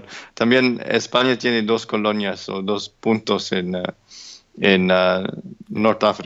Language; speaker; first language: Spanish; non-native, fluent; English